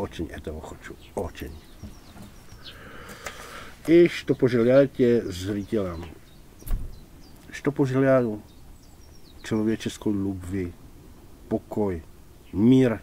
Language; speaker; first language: Russian; non-native, fluent; Czech